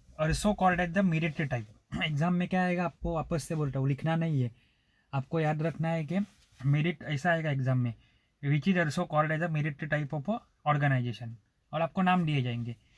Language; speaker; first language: Hindi; non-native, local second language; Marathi